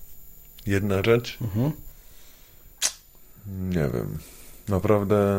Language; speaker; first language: Polish; non-native, fluent; Czech